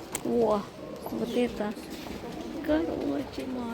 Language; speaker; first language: Russian; non-native, learner; Sinhala